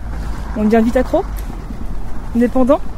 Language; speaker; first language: French; native; French